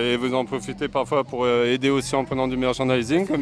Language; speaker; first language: French; native; French